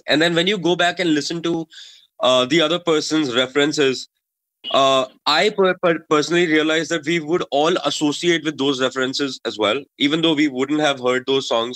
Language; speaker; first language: English; non-native, local second language; Hindi